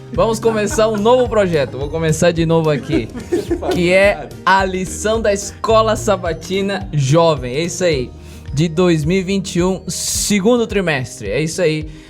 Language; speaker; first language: Portuguese; early bilingual, other home language; Spanish